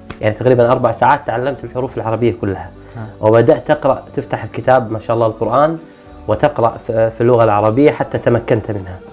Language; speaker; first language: Arabic; native; Arabic